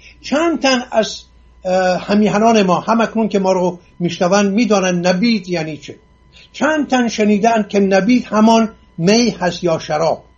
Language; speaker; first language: Persian; non-native, local second language; Assyrian Neo-Aramaic